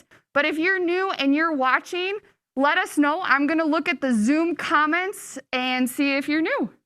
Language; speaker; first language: English; native; English